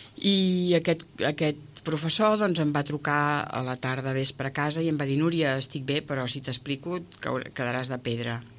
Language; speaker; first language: Catalan; native; Catalan